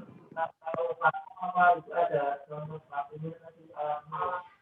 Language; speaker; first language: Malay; non-native, local second language; Javanese